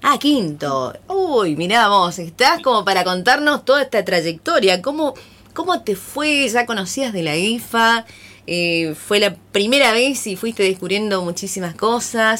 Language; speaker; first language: Spanish; native; Spanish